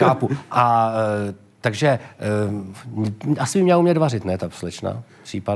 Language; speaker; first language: Czech; native; Czech